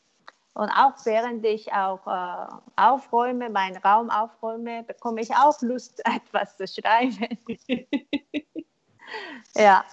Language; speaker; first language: German; non-native, learner; Korean